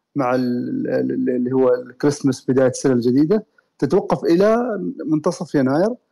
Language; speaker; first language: Arabic; native; Arabic